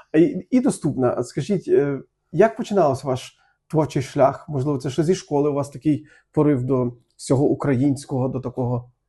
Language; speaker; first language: Ukrainian; native; Ukrainian